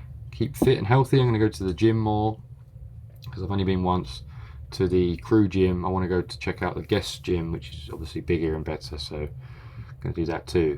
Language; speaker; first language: English; native; English